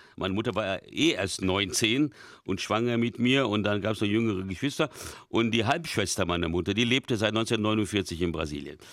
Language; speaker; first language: German; early bilingual, other home language; Hungarian